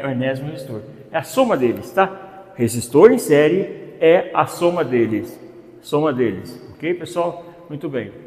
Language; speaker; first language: Portuguese; native; Portuguese